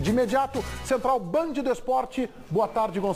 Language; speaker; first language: Portuguese; native; Portuguese